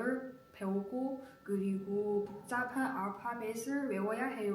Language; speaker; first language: Korean; non-native, learner; Chinese